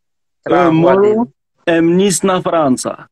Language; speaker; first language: Portuguese; non-native, learner; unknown